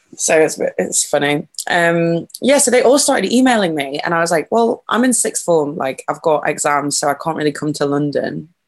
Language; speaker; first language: English; native; English